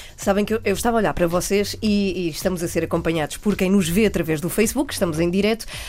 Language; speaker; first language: Portuguese; native; Portuguese